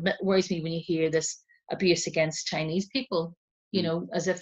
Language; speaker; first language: English; native; English